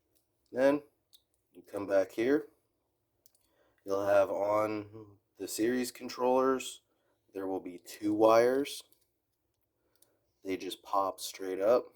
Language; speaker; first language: English; native; English